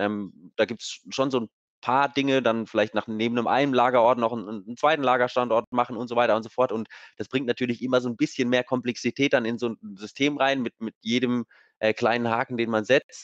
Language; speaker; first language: German; native; German